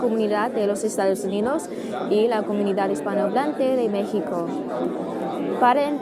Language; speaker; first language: Spanish; non-native, fluent; English